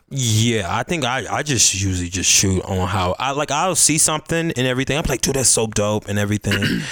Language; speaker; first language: English; native; English